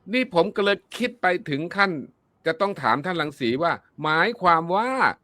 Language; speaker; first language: Thai; native; Thai